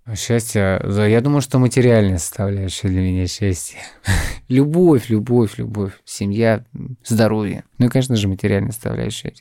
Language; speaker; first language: Russian; native; Russian